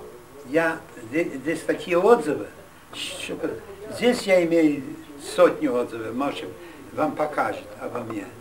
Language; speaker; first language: Russian; non-native, local second language; Yiddish